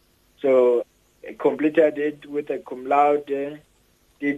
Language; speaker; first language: English; non-native, local second language; Xhosa